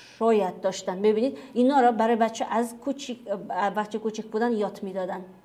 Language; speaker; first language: Persian; non-native, fluent; Kazakh